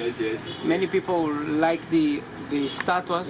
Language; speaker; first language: English; non-native, learner; Portuguese